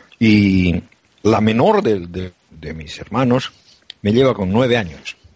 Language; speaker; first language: Spanish; native; Spanish